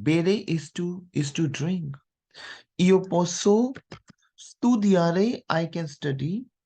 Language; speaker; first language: English; non-native, local second language; Hindi